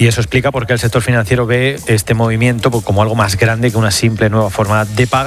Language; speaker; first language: Spanish; native; Spanish